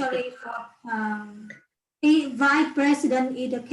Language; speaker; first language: English; non-native, learner; Vietnamese